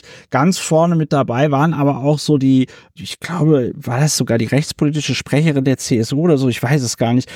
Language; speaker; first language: German; native; German